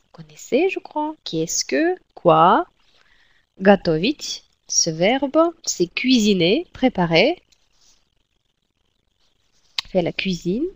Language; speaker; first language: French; non-native, fluent; Russian